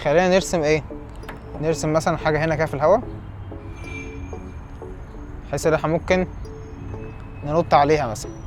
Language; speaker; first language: Arabic; native; Arabic